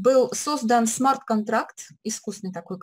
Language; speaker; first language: Russian; native; Russian